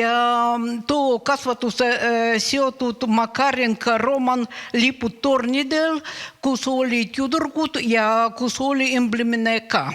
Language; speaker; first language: Estonian; non-native, learner; Russian